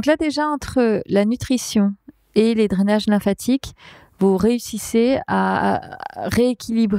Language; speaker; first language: French; native; French